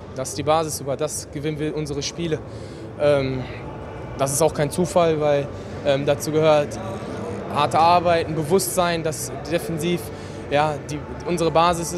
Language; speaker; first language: German; native; German